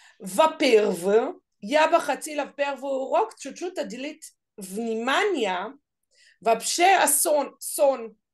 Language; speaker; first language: Russian; non-native, learner; Hebrew